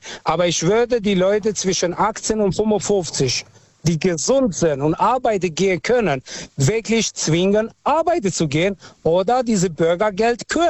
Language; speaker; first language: German; non-native, fluent; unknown